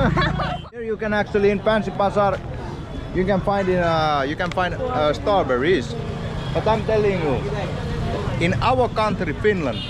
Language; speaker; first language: English; non-native, fluent; Finnish